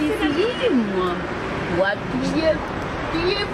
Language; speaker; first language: French; non-native, learner; Wolof